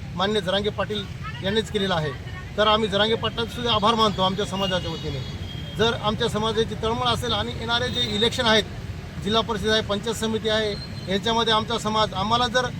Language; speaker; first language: Marathi; non-native, local second language; Lambadi